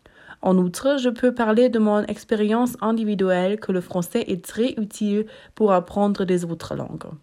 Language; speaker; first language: French; non-native, learner; German